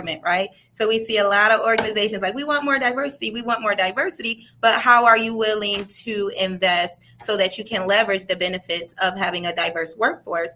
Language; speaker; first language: English; native; English